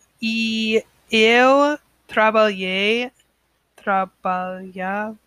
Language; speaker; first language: Portuguese; non-native, learner; English